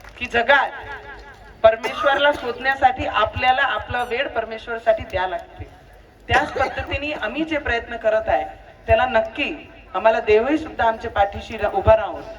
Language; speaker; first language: Marathi; non-native, local second language; Punjabi